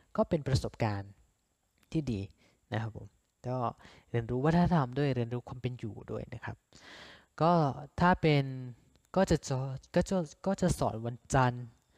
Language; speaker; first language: Thai; non-native, local second language; S'gaw Karen